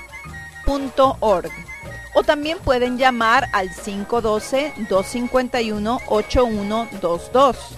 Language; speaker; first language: Spanish; native; Spanish